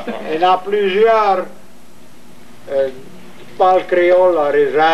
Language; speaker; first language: French; native; French